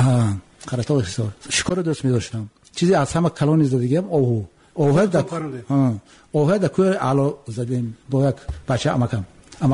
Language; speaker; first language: Tajik; native; Tajik